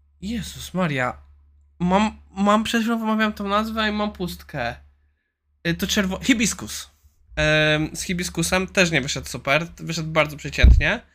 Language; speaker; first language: Polish; native; Polish